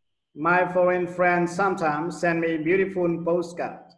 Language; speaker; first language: English; non-native, learner; Vietnamese